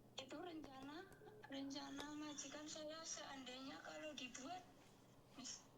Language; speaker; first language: Indonesian; non-native, local second language; Javanese